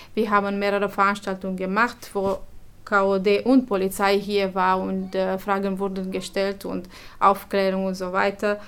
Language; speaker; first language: German; non-native, fluent; Romanian